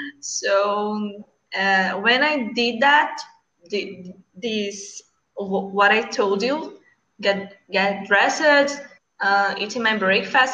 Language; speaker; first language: English; non-native, learner; Portuguese